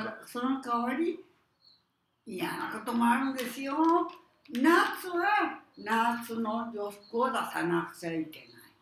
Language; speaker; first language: Japanese; non-native, learner; Spanish